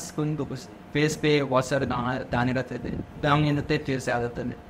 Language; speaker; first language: Hindi; native; Hindi